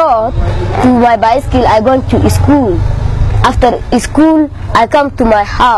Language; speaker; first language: English; non-native, learner; Arabic